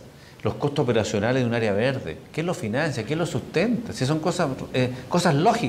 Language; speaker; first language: Spanish; native; Spanish